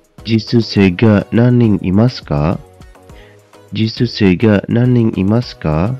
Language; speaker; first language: Japanese; non-native, fluent; Indonesian